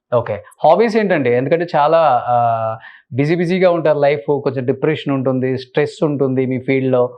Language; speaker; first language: Telugu; native; Telugu